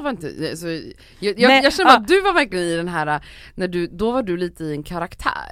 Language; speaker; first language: Swedish; native; Swedish